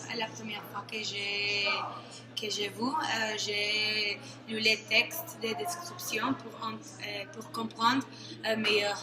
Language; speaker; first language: French; non-native, learner; Spanish